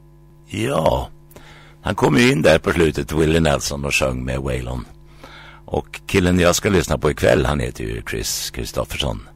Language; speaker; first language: Swedish; native; Swedish